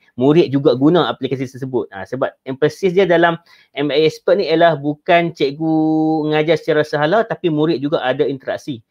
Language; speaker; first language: Malay; native; Malay